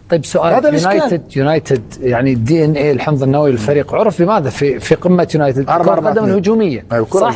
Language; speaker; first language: Arabic; native; Arabic